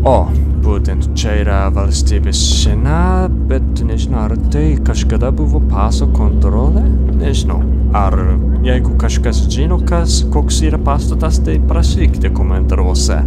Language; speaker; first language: Lithuanian; non-native, fluent; Japanese